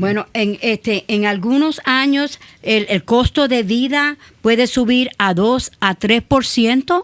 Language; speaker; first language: Spanish; early bilingual, other home language; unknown